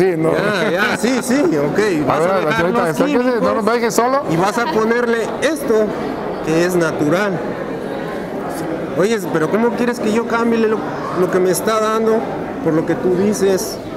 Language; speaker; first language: Spanish; native; Spanish